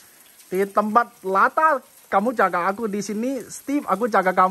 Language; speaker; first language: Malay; non-native, fluent; Chinese